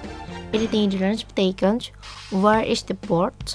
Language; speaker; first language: Dutch; non-native, learner; Indonesian